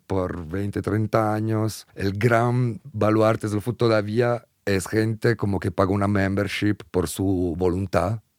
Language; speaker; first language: Spanish; non-native, fluent; Italian